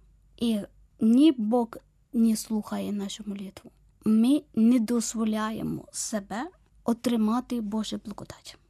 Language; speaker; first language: Ukrainian; non-native, fluent; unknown